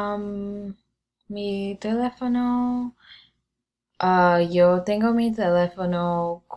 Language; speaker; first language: Spanish; non-native, learner; English